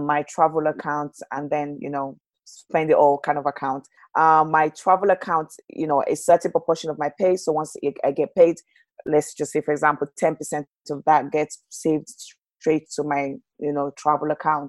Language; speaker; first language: English; non-native, local second language; Yoruba